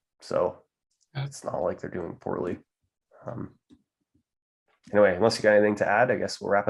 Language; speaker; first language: English; native; English